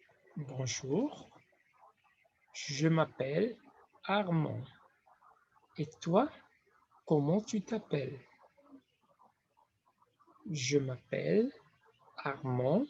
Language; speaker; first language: French; non-native, fluent; Spanish